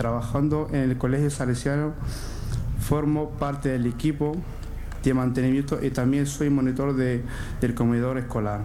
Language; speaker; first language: Spanish; non-native, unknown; Arabic